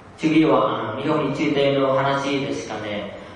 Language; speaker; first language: Japanese; non-native, learner; Vietnamese